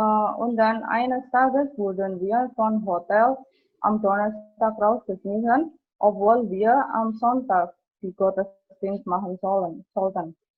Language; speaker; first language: German; non-native, fluent; Indonesian